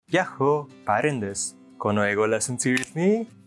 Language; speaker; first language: Japanese; non-native, learner; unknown